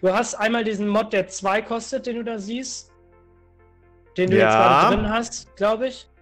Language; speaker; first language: German; native; German